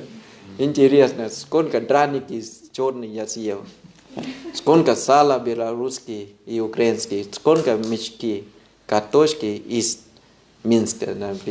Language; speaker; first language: Russian; non-native, fluent; Thai